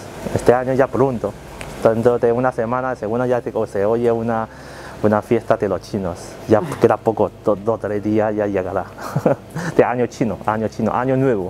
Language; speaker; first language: Spanish; non-native, learner; Chinese